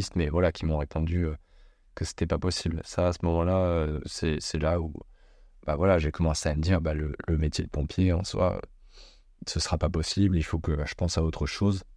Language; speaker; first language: French; native; French